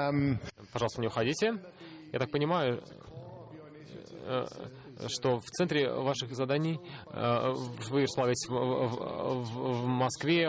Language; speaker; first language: Russian; native; Russian